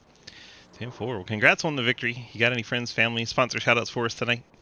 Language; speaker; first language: English; native; English